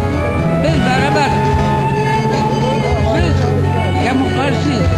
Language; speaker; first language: Turkish; non-native, local second language; Kurdish